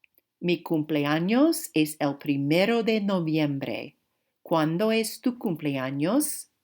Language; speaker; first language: Spanish; non-native, fluent; English